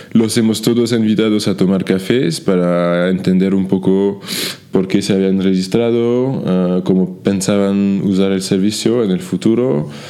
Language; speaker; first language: Spanish; non-native, fluent; French